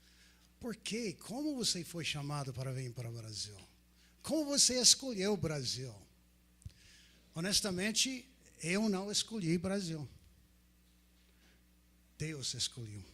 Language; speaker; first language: Portuguese; non-native, fluent; English